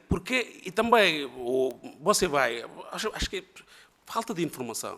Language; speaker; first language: Portuguese; non-native, learner; Bangla